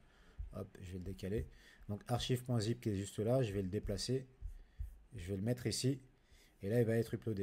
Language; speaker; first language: French; native; French